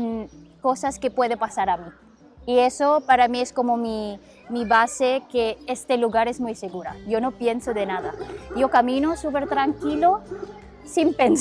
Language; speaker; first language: Spanish; non-native, fluent; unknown